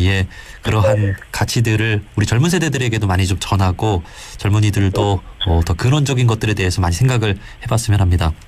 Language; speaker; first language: Korean; native; Korean